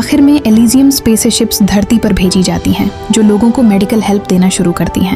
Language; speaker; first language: Hindi; native; Hindi